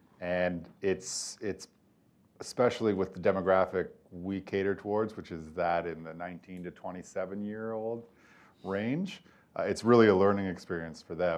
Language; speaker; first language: English; native; English